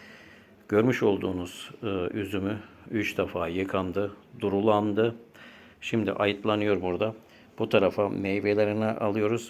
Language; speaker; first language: Turkish; native; Turkish